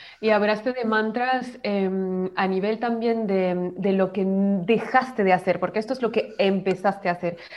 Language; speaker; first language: Spanish; native; Spanish